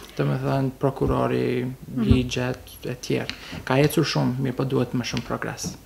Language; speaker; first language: Albanian; early bilingual, heritage; Albanian